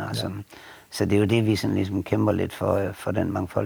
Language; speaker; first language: Danish; native; Danish